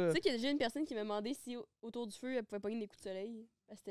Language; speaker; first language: French; native; French